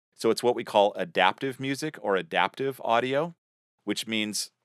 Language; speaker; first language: English; native; English